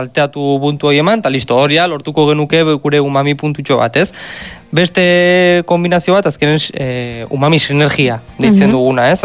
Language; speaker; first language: Basque; native; Basque